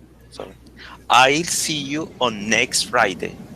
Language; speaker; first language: English; non-native, learner; Spanish